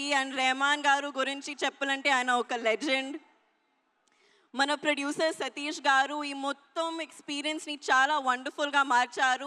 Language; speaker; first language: Telugu; non-native, learner; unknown